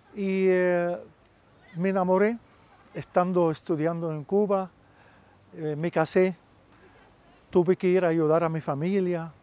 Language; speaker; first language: Spanish; non-native, fluent; Arabic